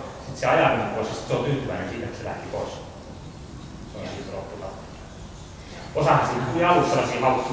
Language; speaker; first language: Finnish; native; Finnish